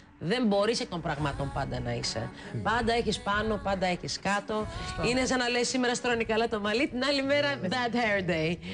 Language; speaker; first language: Greek; early bilingual, heritage; Greek